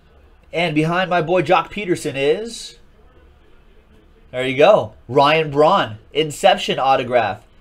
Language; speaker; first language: English; native; English